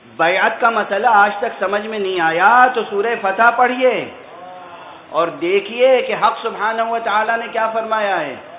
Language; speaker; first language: Urdu; native; Urdu